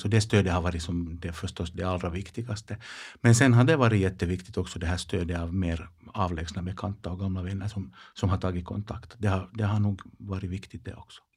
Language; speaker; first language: Swedish; non-native, local second language; Finnish